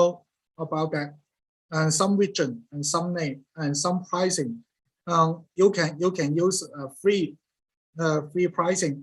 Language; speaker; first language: English; non-native, learner; Cantonese